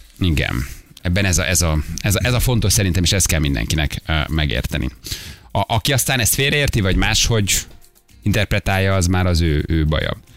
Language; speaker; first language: Hungarian; native; Hungarian